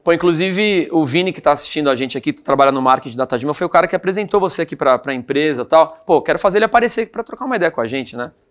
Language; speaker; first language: Portuguese; native; Portuguese